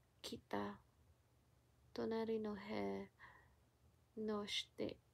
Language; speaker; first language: Japanese; non-native, learner; Filipino